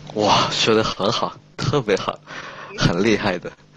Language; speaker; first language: Chinese; non-native, fluent; Indonesian